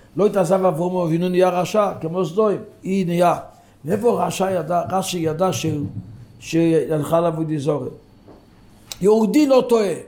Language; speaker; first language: Hebrew; non-native, local second language; Yiddish